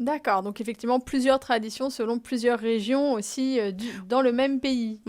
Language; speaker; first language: French; native; French